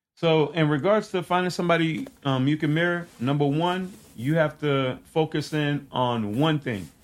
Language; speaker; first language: English; early bilingual, other home language; Haitian Creole